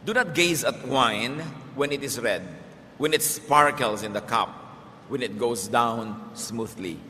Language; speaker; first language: English; non-native, local second language; Filipino